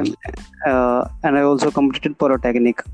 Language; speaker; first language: English; non-native, learner; Hindi